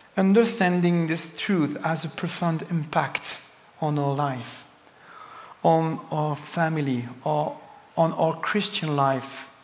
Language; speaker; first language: English; non-native, fluent; French